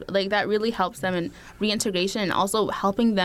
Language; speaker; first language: English; early bilingual, other home language; Arabic